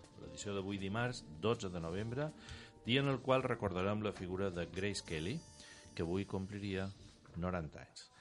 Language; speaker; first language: Catalan; native; Catalan